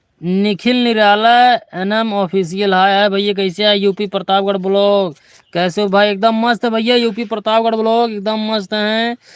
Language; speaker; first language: Hindi; native; Hindi